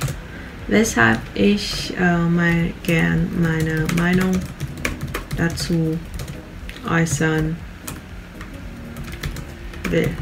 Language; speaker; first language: German; non-native, fluent; Vietnamese